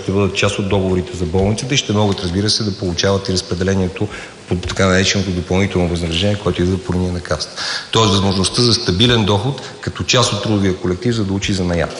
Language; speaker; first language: Bulgarian; native; Bulgarian